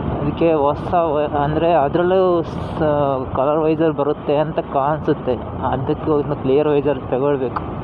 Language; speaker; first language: Kannada; non-native, local second language; Tulu